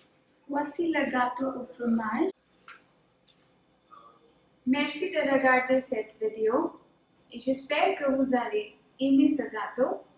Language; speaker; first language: French; non-native, fluent; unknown